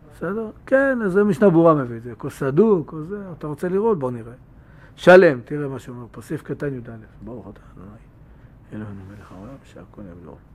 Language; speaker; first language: Hebrew; native; Hebrew